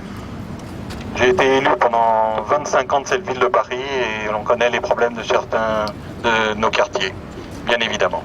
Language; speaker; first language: French; native; French